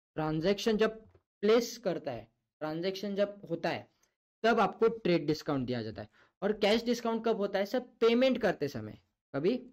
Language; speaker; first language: Hindi; non-native, local second language; Marathi